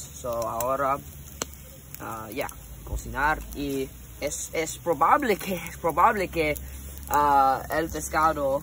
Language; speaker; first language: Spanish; non-native, learner; English